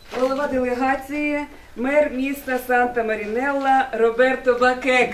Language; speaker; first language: Ukrainian; native; Ukrainian